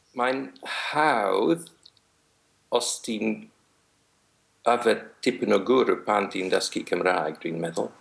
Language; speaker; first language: Welsh; non-native, learner; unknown